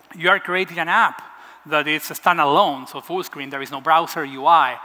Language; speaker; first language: English; non-native, fluent; Spanish